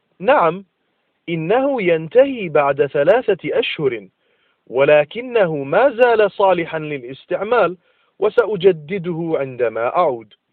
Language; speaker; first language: Arabic; non-native, fluent; English